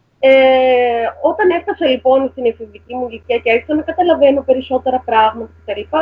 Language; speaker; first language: Greek; native; Greek